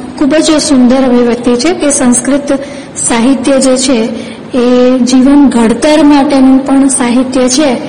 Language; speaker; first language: Gujarati; native; Gujarati